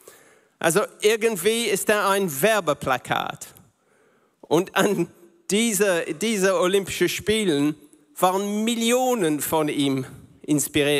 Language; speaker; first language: German; non-native, learner; English